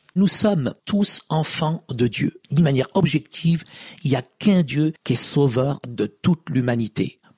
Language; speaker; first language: French; early bilingual, other home language; Arabic